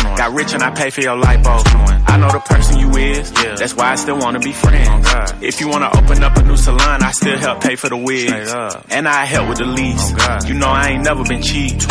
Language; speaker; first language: English; native; English